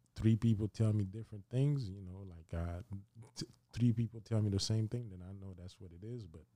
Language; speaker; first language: English; early bilingual, other home language; Haitian Creole